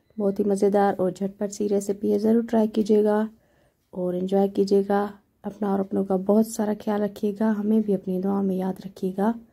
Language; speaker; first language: Urdu; non-native, local second language; Sindhi